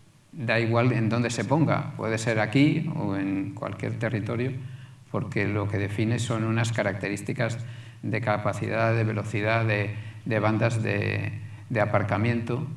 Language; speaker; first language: Spanish; native; Spanish